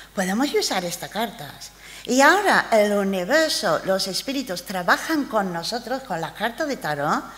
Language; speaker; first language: Spanish; non-native, fluent; English